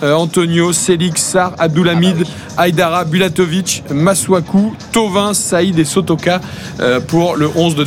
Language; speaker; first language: French; native; French